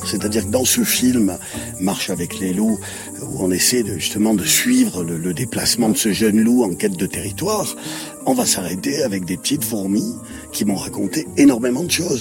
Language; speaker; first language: French; native; French